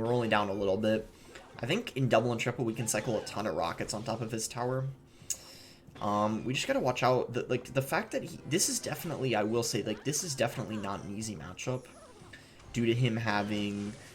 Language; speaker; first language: English; native; English